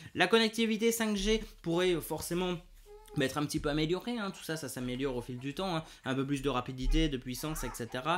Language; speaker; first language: French; native; French